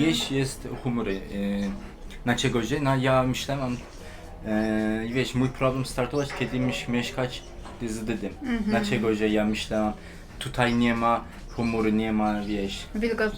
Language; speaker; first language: Polish; non-native, learner; Turkish